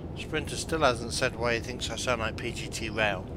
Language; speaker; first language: English; native; English